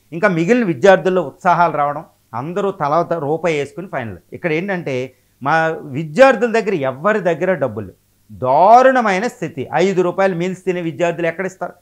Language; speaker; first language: Telugu; native; Telugu